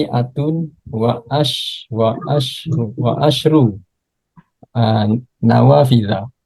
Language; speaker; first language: Arabic; non-native, learner; Indonesian